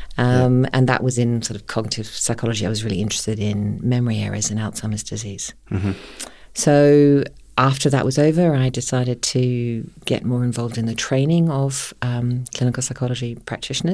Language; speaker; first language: English; native; English